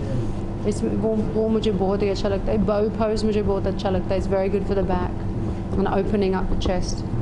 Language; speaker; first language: Hindi; non-native, fluent; English